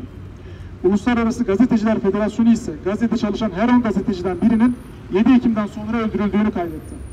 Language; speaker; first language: Turkish; native; Turkish